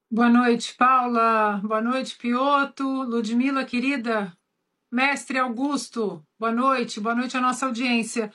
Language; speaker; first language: Portuguese; native; Portuguese